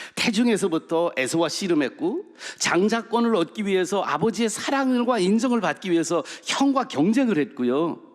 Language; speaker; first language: Korean; early bilingual, heritage; Korean